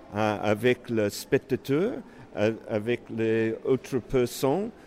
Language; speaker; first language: French; non-native, learner; English